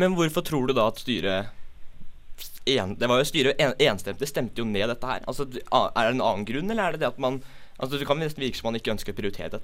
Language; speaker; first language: Norwegian; native; Norwegian